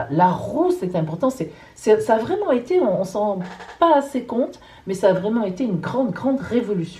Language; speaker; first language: French; native; French